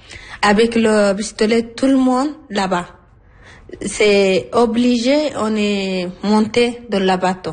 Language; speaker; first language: French; non-native, learner; Arabic